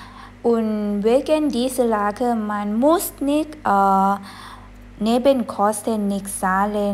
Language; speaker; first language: German; non-native, fluent; Thai